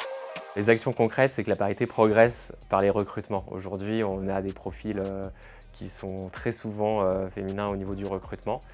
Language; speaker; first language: French; native; French